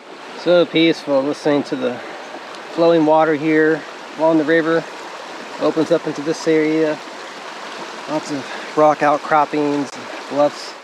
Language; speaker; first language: English; native; English